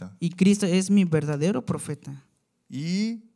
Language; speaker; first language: Spanish; non-native, learner; Korean